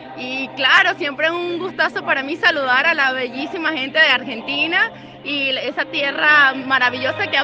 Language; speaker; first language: Spanish; native; Spanish